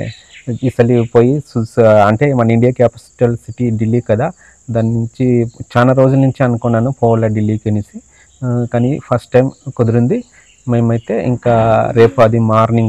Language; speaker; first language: Telugu; native; Telugu